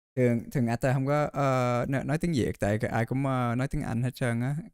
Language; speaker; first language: Vietnamese; early bilingual, heritage; Vietnamese